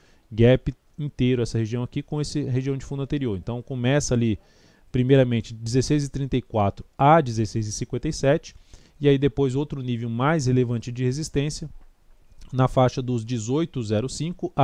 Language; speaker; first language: Portuguese; native; Portuguese